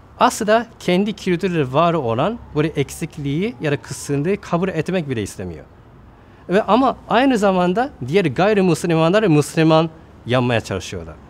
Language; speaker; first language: Turkish; non-native, fluent; Japanese